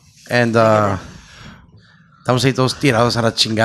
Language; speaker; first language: Spanish; early bilingual, heritage; Spanish